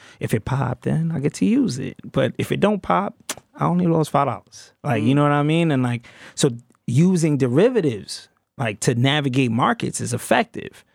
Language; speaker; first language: English; native; English